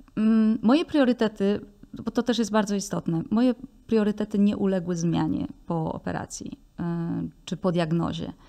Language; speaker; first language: Polish; native; Polish